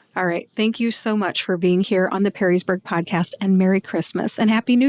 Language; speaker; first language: English; native; English